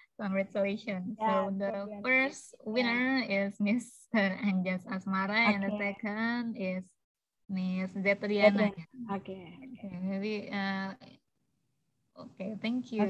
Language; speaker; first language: English; non-native, fluent; Indonesian